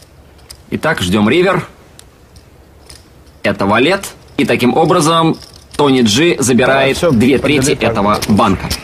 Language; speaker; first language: Russian; native; Russian